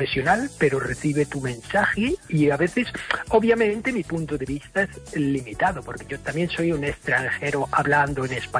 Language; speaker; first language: Spanish; non-native, fluent; English